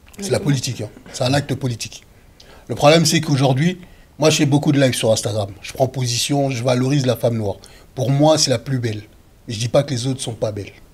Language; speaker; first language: French; early bilingual, other home language; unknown